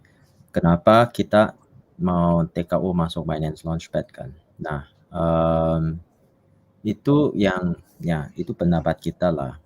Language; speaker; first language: Indonesian; non-native, fluent; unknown